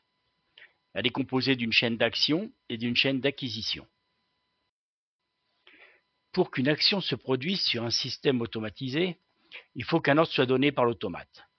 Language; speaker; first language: French; native; French